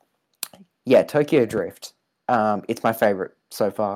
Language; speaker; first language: English; native; English